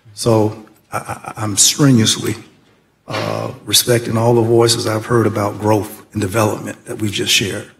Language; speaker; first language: English; native; English